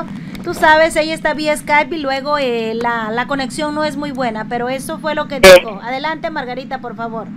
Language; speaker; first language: Spanish; native; Spanish